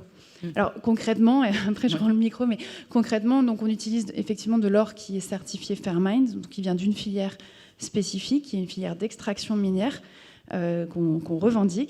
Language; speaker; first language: French; native; French